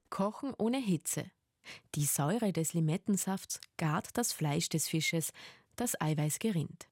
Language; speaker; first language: German; native; German